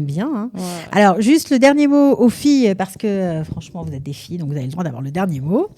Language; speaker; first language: French; native; French